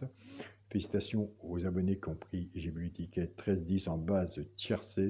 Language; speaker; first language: French; native; French